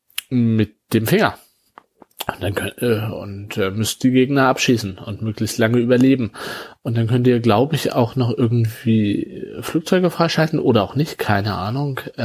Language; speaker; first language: German; native; German